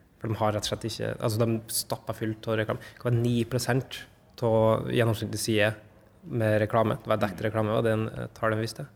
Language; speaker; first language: Norwegian; native; Norwegian